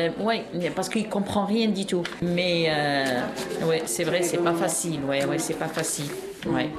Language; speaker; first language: French; non-native, local second language; Arabic